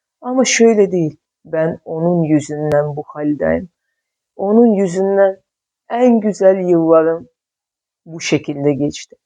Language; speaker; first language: Turkish; non-native, fluent; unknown